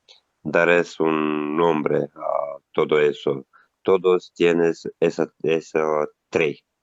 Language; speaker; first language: Spanish; non-native, learner; Italian